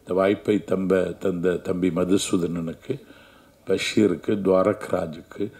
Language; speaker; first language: Tamil; native; Tamil